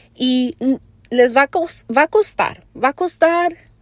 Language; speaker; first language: Spanish; early bilingual, heritage; Spanish